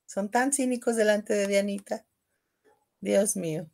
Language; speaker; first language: Spanish; native; Spanish